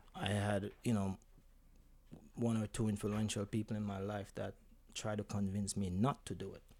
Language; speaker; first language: English; non-native, local second language; Jamaican Creole English